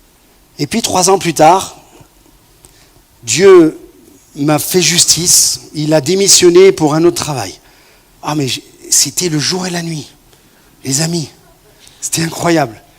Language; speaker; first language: French; native; French